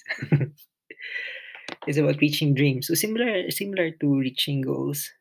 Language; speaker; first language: English; non-native, local second language; Filipino